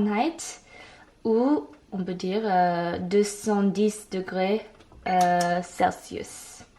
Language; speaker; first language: French; non-native, learner; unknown